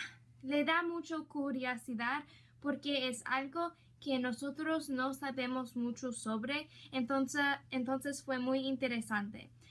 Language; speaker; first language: Spanish; non-native, learner; English